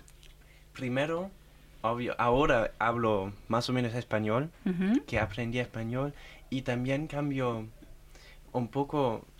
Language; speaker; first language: Spanish; non-native, learner; German